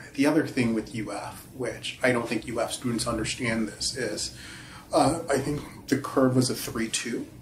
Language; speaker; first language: English; early bilingual, other home language; Haitian Creole